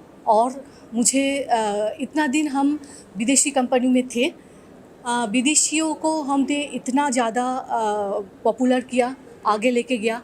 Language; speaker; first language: Hindi; non-native, local second language; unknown